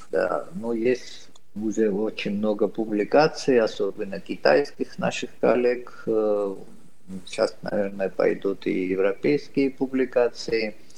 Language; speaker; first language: Russian; non-native, local second language; Georgian